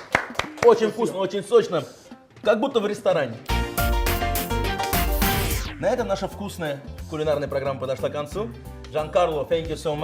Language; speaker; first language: Russian; native; Russian